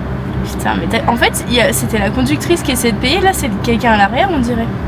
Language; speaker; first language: French; native; French